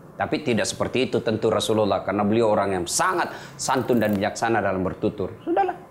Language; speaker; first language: Indonesian; native; Indonesian